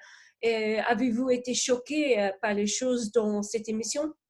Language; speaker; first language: French; non-native, fluent; English